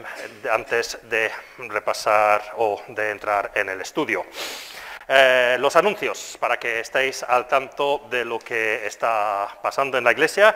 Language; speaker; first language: Spanish; non-native, fluent; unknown